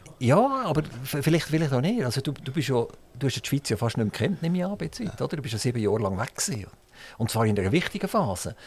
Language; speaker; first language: German; native; German